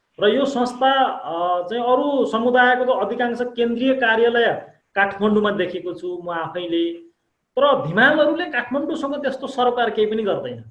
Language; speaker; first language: Nepali; non-native, local second language; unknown